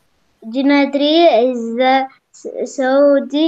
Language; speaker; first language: English; non-native, learner; Arabic